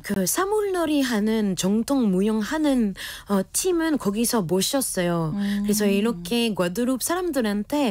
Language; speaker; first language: Korean; non-native, fluent; French